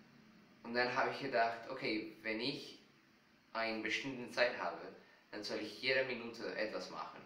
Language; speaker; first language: German; non-native, fluent; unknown